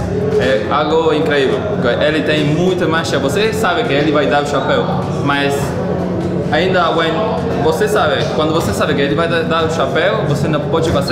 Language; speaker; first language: Portuguese; non-native, fluent; French